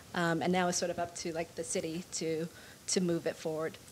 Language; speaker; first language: English; native; English